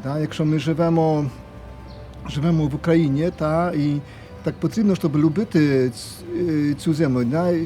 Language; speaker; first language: Ukrainian; non-native, fluent; Polish